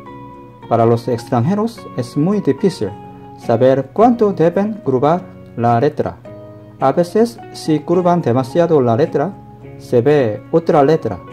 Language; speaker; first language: Spanish; non-native, learner; Korean